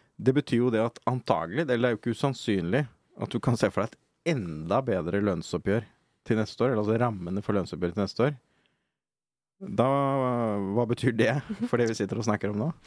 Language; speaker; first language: Norwegian; native; Norwegian